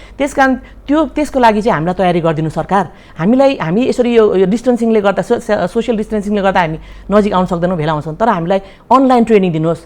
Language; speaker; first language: Nepali; early bilingual, heritage; Nepali